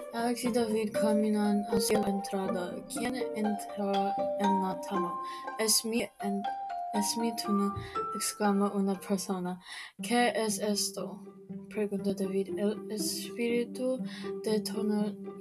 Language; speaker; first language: Spanish; non-native, learner; English